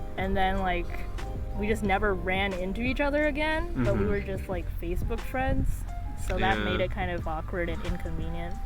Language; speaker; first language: English; native; English